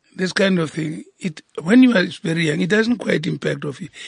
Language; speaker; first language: English; non-native, local second language; Southern Sotho